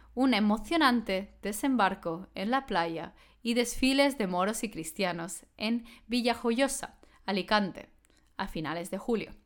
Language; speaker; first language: Spanish; native; Spanish